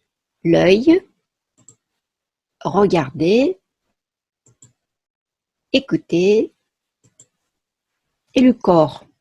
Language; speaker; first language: French; non-native, fluent; Japanese